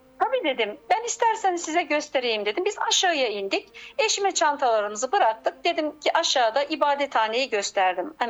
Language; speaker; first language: Turkish; native; Turkish